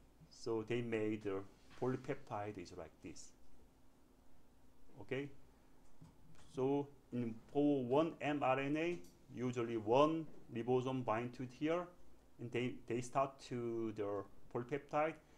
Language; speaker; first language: English; non-native, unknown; Korean